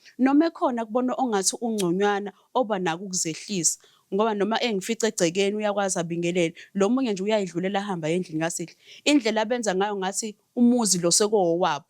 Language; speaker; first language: Zulu; native; Zulu